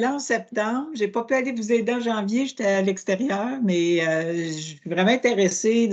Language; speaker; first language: French; native; French